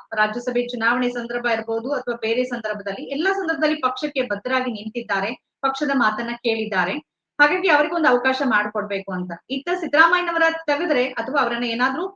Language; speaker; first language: Kannada; native; Kannada